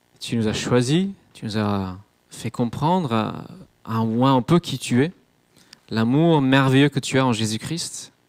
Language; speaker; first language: French; non-native, fluent; English